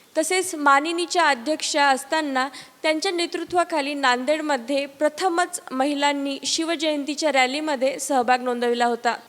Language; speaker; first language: Marathi; native; Marathi